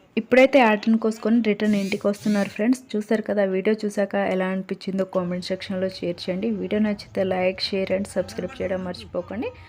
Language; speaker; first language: Telugu; native; Telugu